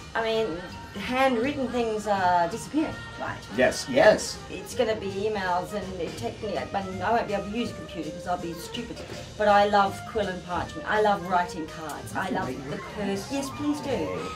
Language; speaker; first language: English; native; English